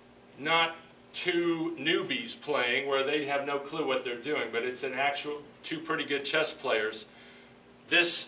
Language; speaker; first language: English; native; English